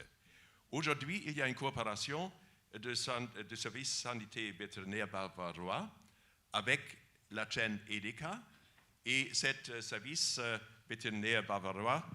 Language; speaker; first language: French; non-native, fluent; German